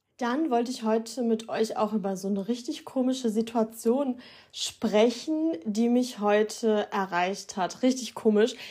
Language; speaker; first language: German; early bilingual, other home language; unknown